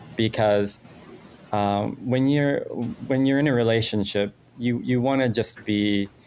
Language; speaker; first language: English; non-native, fluent; Spanish